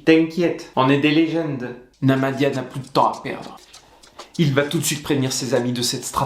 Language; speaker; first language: French; native; French